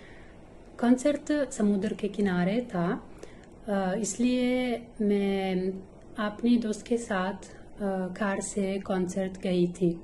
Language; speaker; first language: Hindi; non-native, learner; Italian